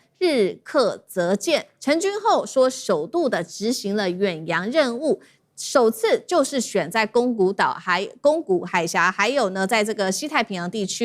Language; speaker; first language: Chinese; native; Chinese